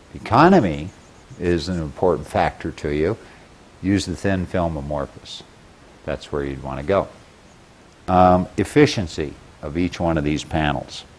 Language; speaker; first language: English; native; English